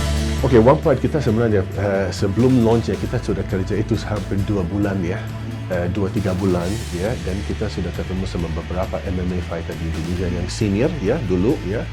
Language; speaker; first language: Indonesian; non-native, fluent; English